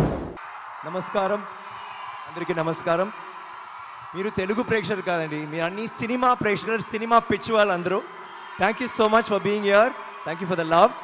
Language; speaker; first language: Telugu; non-native, fluent; Tamil